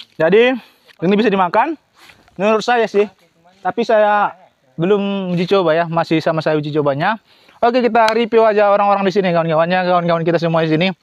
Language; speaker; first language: Indonesian; native; Indonesian